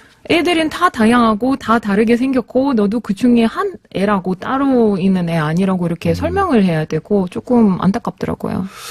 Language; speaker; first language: Korean; non-native, fluent; Russian